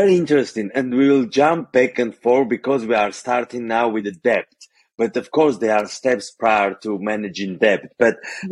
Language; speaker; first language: English; non-native, fluent; Armenian